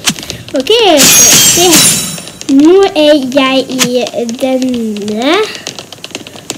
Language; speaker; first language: Norwegian; non-native, learner; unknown